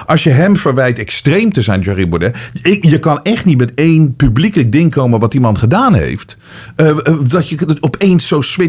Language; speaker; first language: Dutch; native; Dutch